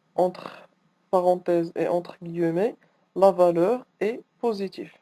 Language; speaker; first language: French; non-native, local second language; Arabic